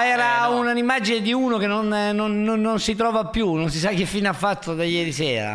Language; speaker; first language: Italian; native; Italian